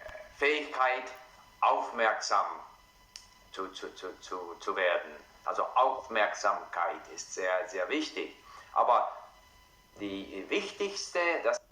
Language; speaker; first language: German; non-native, fluent; English